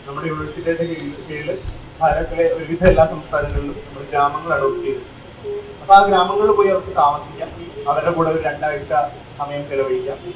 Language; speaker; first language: Malayalam; native; Malayalam